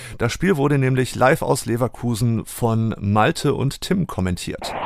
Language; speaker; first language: German; native; German